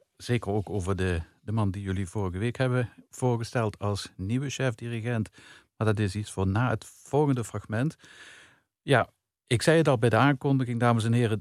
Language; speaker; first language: Dutch; native; Dutch